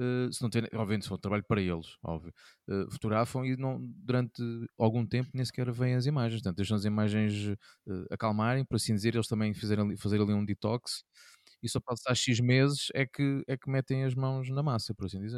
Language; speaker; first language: Portuguese; native; Portuguese